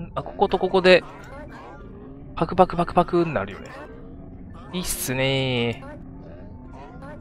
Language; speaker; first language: Japanese; native; Japanese